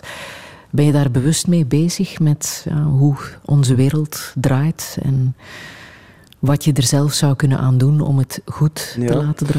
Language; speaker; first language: Dutch; native; Dutch